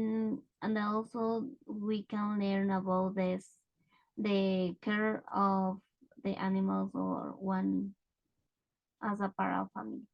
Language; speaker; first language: English; non-native, learner; Spanish